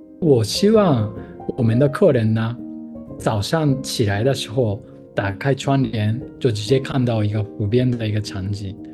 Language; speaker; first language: Chinese; non-native, fluent; Japanese